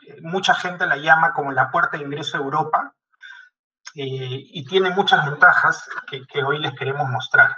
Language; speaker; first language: Spanish; native; Spanish